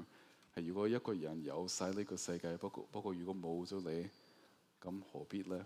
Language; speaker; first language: Cantonese; early bilingual, heritage; Cantonese